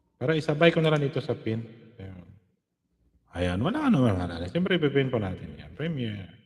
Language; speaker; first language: Filipino; non-native, local second language; Hiligaynon